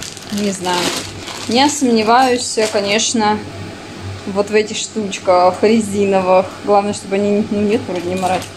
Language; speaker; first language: Russian; native; Russian